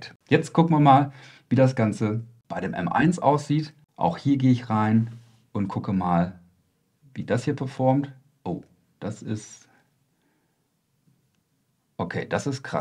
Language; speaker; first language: German; native; German